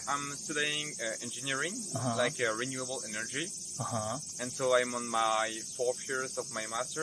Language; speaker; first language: English; non-native, fluent; French